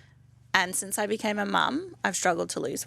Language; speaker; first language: English; native; English